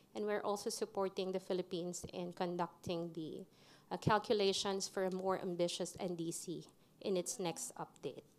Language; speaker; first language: English; non-native, local second language; Filipino